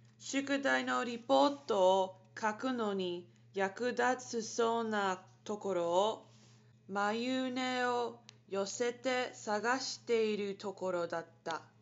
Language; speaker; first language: Japanese; non-native, learner; English